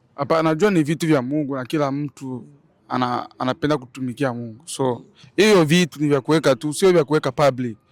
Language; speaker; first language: Swahili; native; Swahili